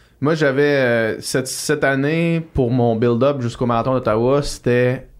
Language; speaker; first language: French; native; French